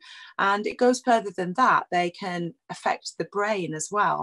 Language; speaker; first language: English; native; English